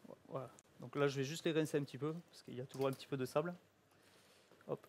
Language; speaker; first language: French; native; French